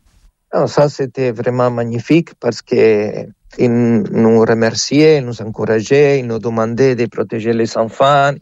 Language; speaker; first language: French; non-native, fluent; Spanish